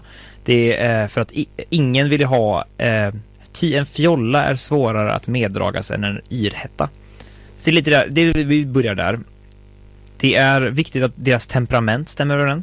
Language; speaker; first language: Swedish; native; Swedish